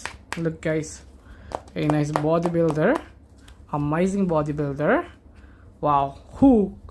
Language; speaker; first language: English; non-native, learner; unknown